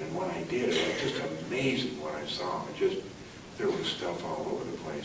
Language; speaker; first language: English; native; English